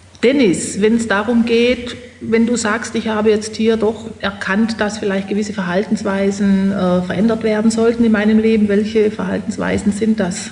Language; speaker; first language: German; native; German